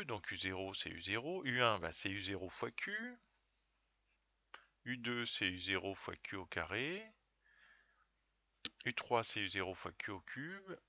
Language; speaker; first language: French; native; French